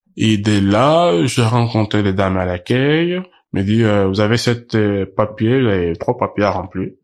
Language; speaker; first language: French; non-native, local second language; Portuguese